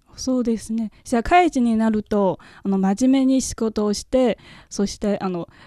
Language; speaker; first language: Japanese; non-native, fluent; Chinese